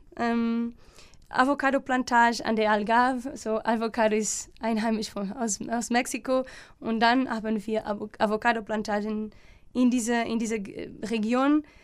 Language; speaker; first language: German; non-native, learner; Portuguese